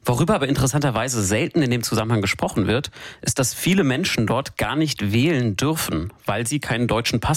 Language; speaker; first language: German; native; German